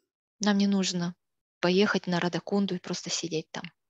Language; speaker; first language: Russian; native; Russian